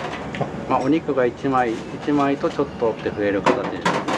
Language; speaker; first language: Japanese; native; Japanese